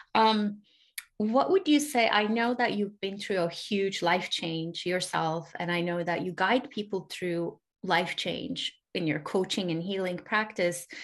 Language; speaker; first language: English; non-native, fluent; Turkish